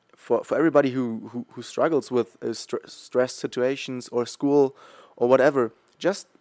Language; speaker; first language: English; non-native, fluent; German